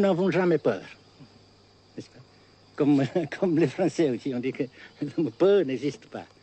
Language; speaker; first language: French; non-native, fluent; Vietnamese